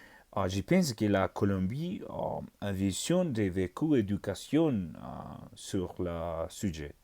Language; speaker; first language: French; non-native, learner; Spanish